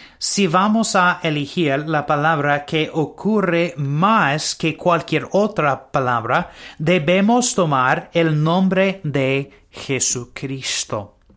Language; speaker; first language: Spanish; non-native, learner; English